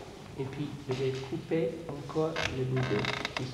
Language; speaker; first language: French; non-native, fluent; English